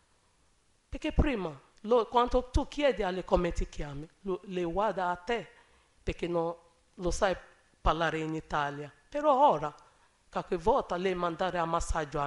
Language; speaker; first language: Italian; non-native, learner; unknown